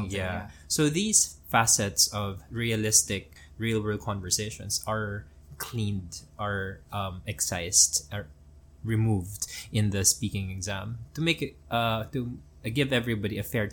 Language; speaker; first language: English; non-native, local second language; Filipino